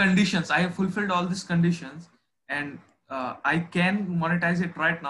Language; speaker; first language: English; non-native, local second language; Hindi